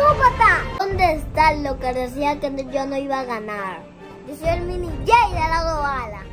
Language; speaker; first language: Spanish; native; Spanish